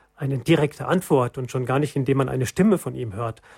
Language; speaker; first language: German; native; German